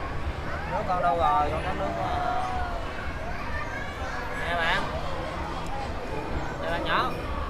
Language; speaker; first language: Vietnamese; native; Vietnamese